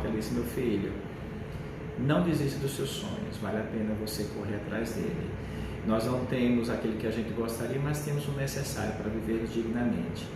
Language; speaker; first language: Portuguese; native; Portuguese